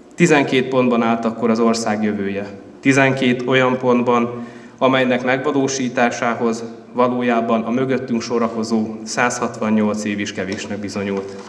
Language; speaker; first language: Hungarian; native; Hungarian